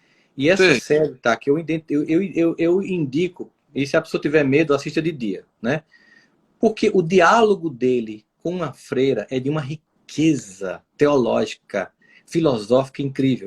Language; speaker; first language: Portuguese; native; Portuguese